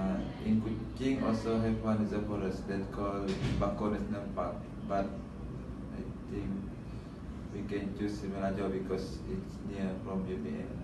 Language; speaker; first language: English; non-native, learner; Malay